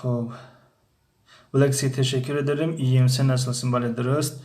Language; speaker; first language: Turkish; non-native, fluent; Tajik